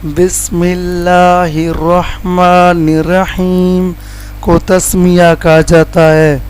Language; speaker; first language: Urdu; non-native, local second language; Sindhi